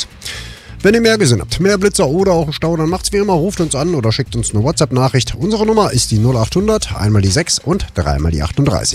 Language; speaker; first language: German; native; German